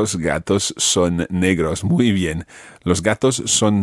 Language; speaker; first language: Spanish; non-native, fluent; English